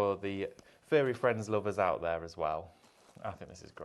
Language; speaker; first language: English; native; English